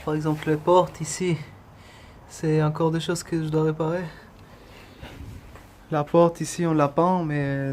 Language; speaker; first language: French; early bilingual, other home language; Spanish